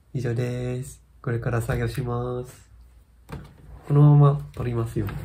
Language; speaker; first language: Japanese; non-native, fluent; Vietnamese